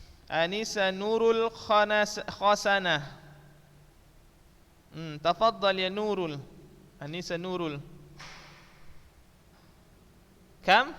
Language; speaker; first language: Arabic; non-native, fluent; Indonesian